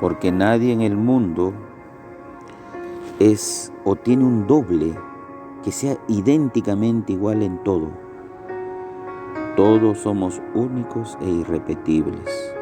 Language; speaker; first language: Spanish; native; Spanish